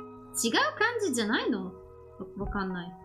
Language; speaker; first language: Japanese; non-native, learner; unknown